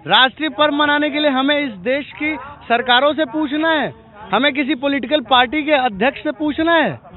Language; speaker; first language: Hindi; native; Hindi